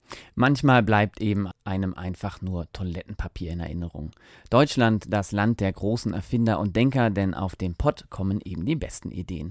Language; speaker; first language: German; native; German